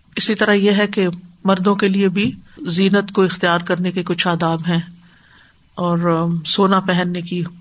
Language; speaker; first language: Urdu; native; Urdu